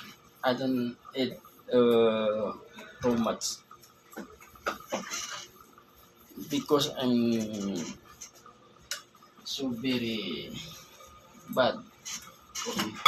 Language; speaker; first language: English; non-native, learner; Filipino